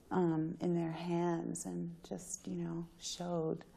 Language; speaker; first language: English; native; English